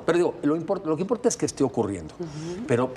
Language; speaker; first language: Spanish; native; Spanish